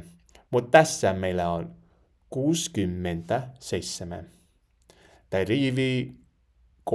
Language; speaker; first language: Finnish; non-native, learner; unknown